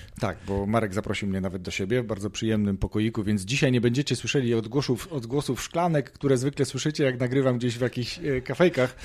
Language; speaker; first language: Polish; native; Polish